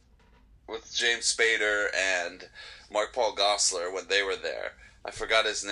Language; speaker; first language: English; native; English